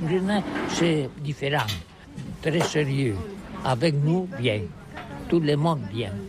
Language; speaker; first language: French; non-native, learner; Catalan